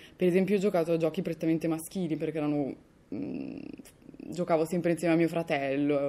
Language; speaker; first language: Italian; native; Italian